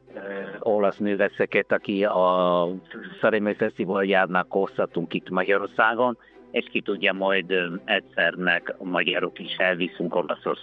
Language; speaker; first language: Hungarian; non-native, learner; Italian